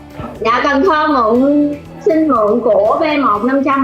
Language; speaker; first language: Vietnamese; native; Vietnamese